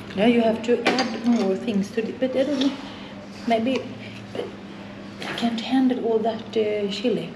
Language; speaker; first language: English; non-native, fluent; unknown